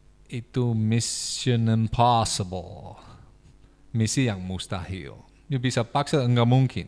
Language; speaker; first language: Indonesian; non-native, fluent; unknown